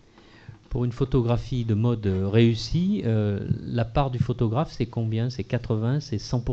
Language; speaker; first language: French; native; French